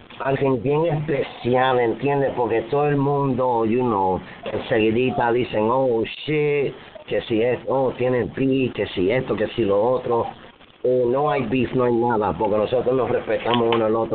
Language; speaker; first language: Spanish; early bilingual, heritage; Spanish